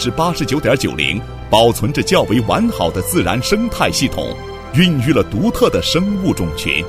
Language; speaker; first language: Chinese; native; Chinese